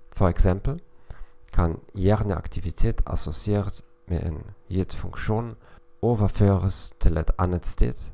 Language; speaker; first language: Norwegian; non-native, learner; German